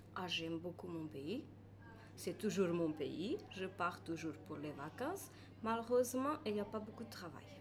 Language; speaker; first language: French; non-native, learner; Portuguese